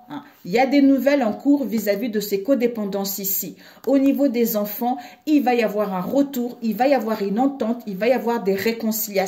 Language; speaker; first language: French; native; French